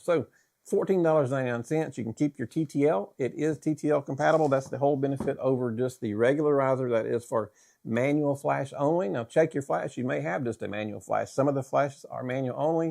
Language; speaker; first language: English; native; English